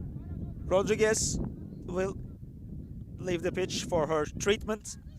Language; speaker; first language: English; non-native, fluent; Turkish